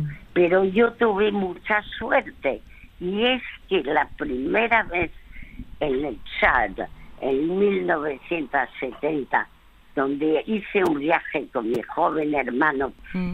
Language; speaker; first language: Spanish; early bilingual, other home language; French